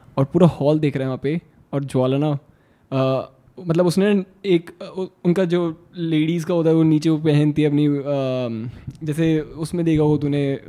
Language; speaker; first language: Hindi; native; Hindi